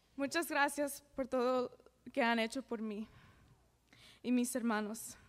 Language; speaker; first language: Spanish; early bilingual, other home language; English